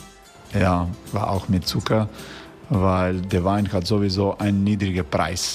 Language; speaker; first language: German; non-native, learner; Croatian